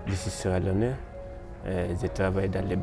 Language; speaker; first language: French; non-native, learner; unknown